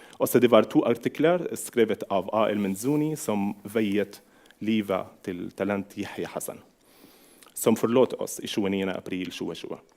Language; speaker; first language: Norwegian; non-native, fluent; Arabic